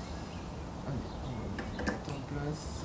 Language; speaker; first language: French; native; French